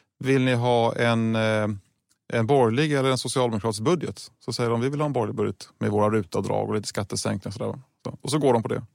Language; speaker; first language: Swedish; native; Swedish